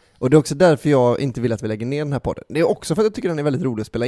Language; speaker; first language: Swedish; native; Swedish